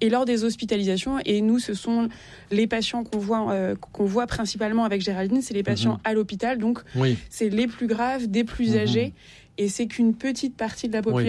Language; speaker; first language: French; native; French